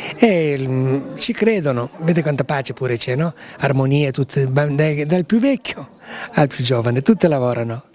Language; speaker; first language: Italian; native; Italian